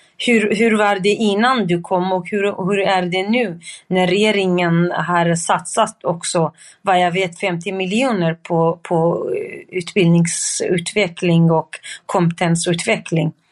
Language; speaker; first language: Swedish; non-native, fluent; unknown